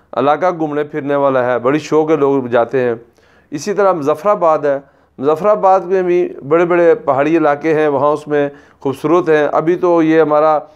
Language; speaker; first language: Urdu; non-native, local second language; Punjabi